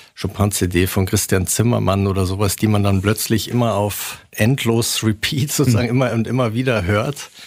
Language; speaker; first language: German; native; German